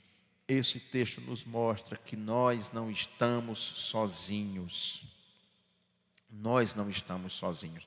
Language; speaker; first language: Portuguese; native; Portuguese